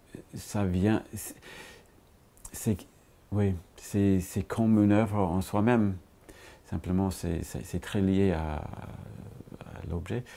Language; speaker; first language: French; non-native, fluent; English